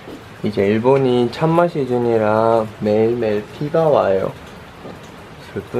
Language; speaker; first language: Korean; non-native, learner; Japanese